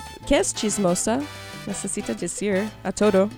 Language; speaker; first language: Spanish; non-native, learner; English